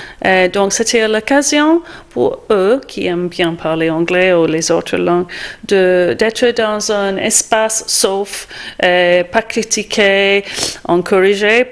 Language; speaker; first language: French; non-native, fluent; English